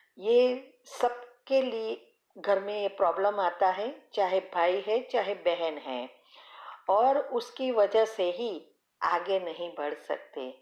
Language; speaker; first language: Hindi; native; Hindi